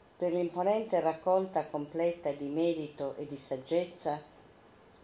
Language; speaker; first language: Italian; native; Italian